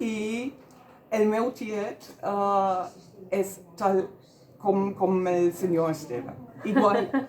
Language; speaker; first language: Catalan; non-native, fluent; German